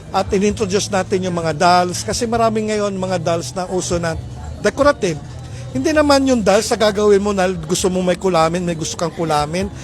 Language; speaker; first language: Filipino; native; Filipino